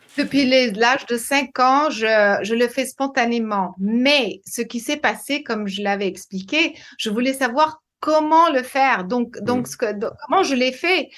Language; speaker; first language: French; non-native, fluent; English